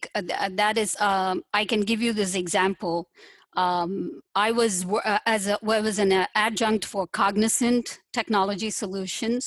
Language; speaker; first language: English; non-native, local second language; Tamil